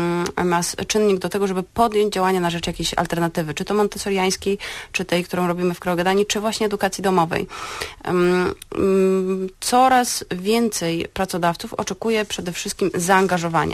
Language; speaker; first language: Polish; native; Polish